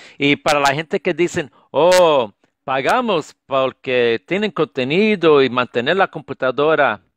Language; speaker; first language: Spanish; early bilingual, heritage; Spanish